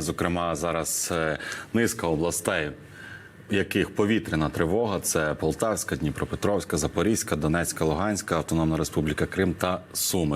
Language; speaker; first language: Ukrainian; native; Ukrainian